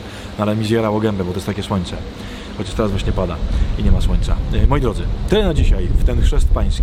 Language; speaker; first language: Polish; native; Polish